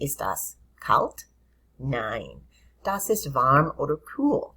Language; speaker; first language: German; non-native, fluent; English